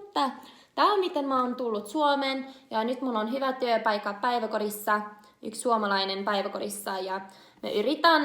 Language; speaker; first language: Finnish; non-native, learner; English